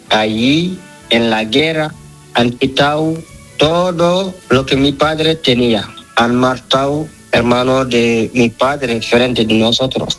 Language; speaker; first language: Spanish; non-native, learner; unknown